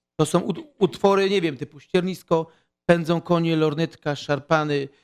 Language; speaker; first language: Polish; native; Polish